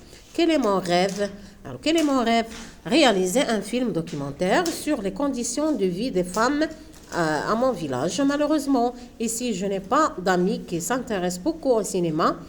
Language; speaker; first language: French; non-native, local second language; Arabic